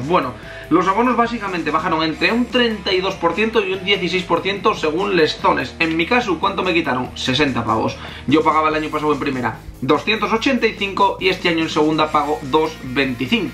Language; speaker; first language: Spanish; native; Spanish